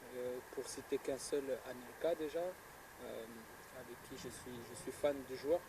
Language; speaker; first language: French; native; French